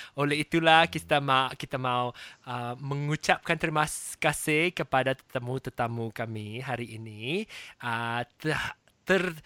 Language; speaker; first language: Malay; non-native, local second language; Chinese